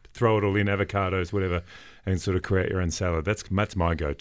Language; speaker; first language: English; native; English